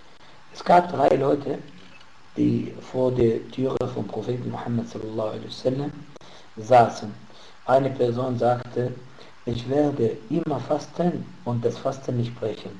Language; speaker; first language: German; non-native, fluent; Arabic